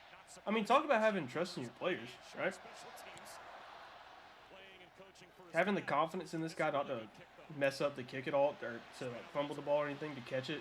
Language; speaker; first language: English; native; English